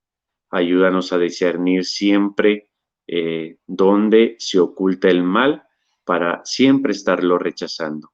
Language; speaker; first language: Spanish; native; Spanish